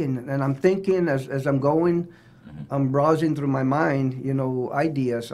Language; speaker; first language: English; native; English